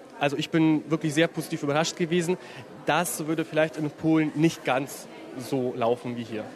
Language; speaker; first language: German; early bilingual, heritage; Polish